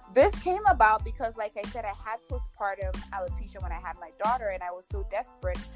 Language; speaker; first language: English; non-native, local second language; Akan